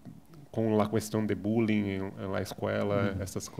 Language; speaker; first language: Spanish; non-native, fluent; Portuguese